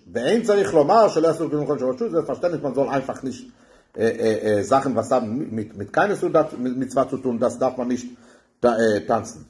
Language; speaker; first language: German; non-native, fluent; Hebrew